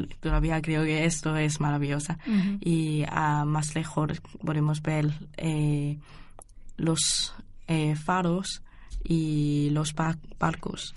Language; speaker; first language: Spanish; non-native, learner; Chinese